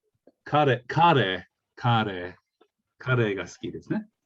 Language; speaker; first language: Japanese; non-native, fluent; English